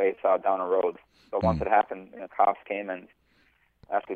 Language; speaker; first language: English; early bilingual, other home language; Bosnian